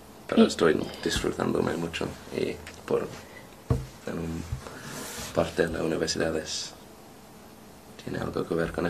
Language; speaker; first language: Spanish; non-native, fluent; English